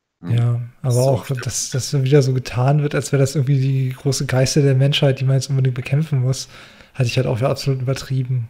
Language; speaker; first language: German; native; German